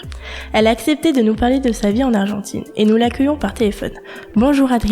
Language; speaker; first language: French; native; French